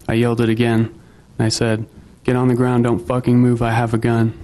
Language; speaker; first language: English; native; English